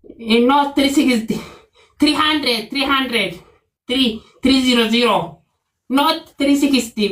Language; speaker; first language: English; non-native, learner; Oromo